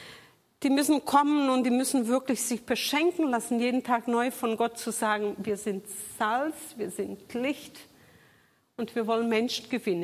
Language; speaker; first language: German; non-native, fluent; Portuguese